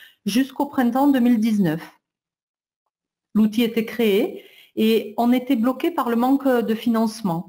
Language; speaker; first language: French; native; French